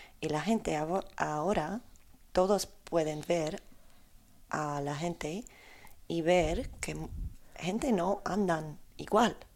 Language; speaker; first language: Spanish; non-native, learner; Polish